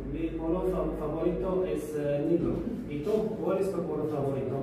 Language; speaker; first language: Spanish; non-native, learner; Arabic